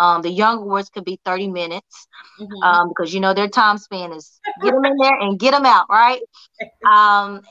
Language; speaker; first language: English; native; English